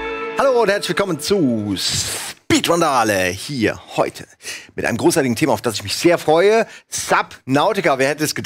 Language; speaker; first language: German; native; German